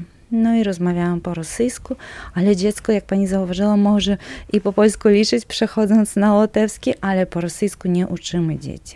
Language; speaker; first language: Polish; non-native, local second language; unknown